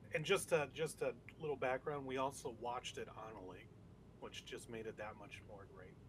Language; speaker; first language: English; native; English